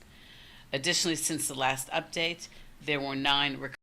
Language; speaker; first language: English; native; English